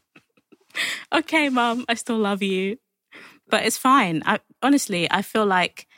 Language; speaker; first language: English; native; English